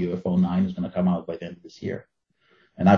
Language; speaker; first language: English; non-native, fluent; Russian